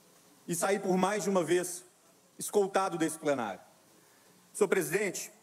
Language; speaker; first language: Portuguese; native; Portuguese